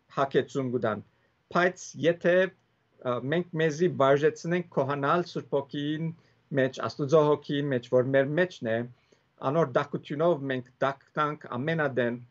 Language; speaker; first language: Armenian; early bilingual, heritage; Armenian